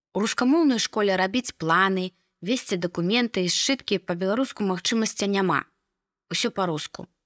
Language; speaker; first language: Belarusian; native; Belarusian